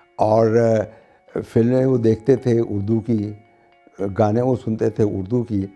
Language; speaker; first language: Urdu; non-native, local second language; Punjabi